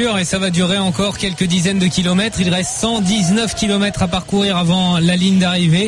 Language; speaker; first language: French; native; French